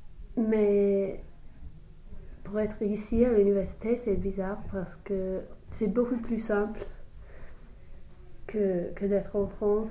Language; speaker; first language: French; non-native, fluent; English